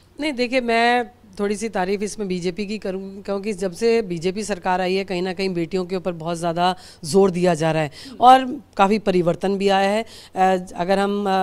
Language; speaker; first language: Hindi; native; Hindi